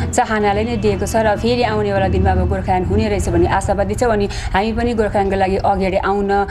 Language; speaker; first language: Nepali; native; Nepali